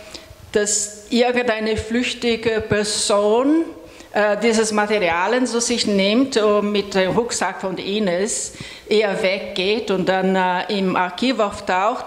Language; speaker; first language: German; non-native, fluent; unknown